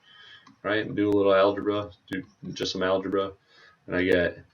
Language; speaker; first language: English; native; English